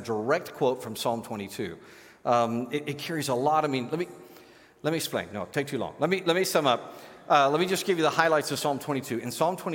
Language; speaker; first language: English; native; English